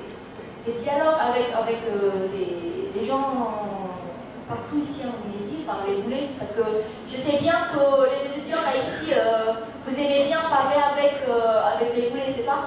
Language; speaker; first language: French; non-native, fluent; Indonesian